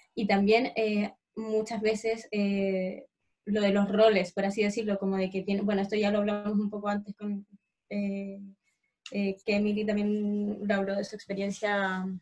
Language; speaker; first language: Spanish; native; Spanish